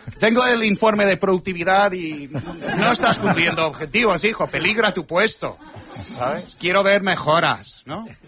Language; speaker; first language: Spanish; non-native, fluent; English